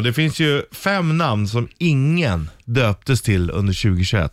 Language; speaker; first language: Swedish; native; Swedish